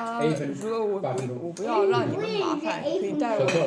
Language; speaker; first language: Chinese; non-native, learner; English